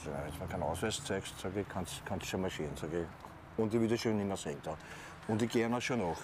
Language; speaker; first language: German; native; German